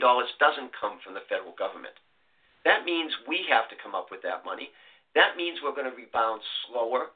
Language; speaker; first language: English; native; English